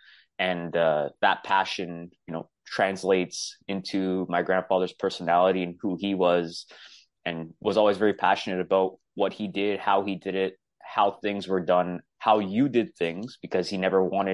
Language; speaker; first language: English; native; English